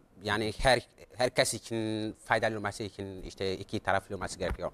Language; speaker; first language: Turkish; non-native, fluent; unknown